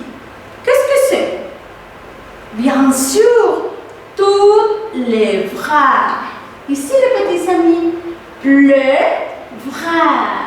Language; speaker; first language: French; non-native, fluent; Spanish